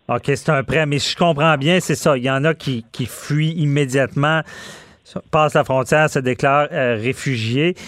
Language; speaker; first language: French; native; French